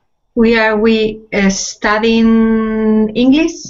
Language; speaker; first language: English; non-native, learner; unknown